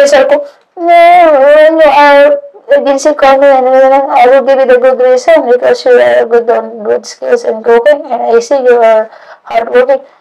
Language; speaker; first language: English; non-native, learner; Indonesian